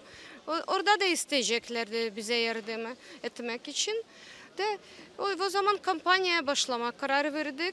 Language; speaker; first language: Turkish; non-native, fluent; Ukrainian